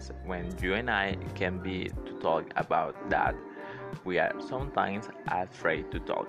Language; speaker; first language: English; non-native, learner; Spanish